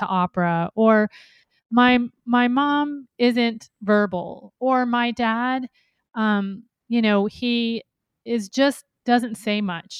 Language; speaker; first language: English; native; English